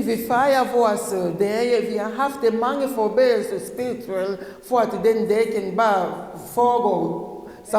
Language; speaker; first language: Danish; non-native, learner; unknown